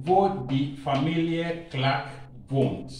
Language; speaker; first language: German; non-native, learner; Akan